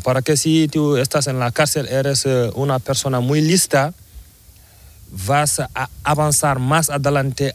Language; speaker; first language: Spanish; non-native, learner; Fula